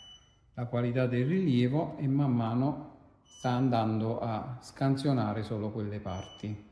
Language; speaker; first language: Italian; native; Italian